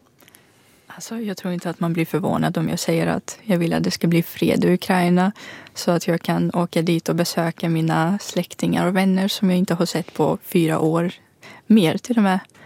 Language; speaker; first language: Swedish; non-native, fluent; Ukrainian